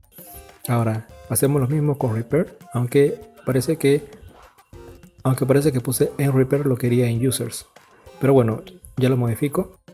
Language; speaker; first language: Spanish; native; Spanish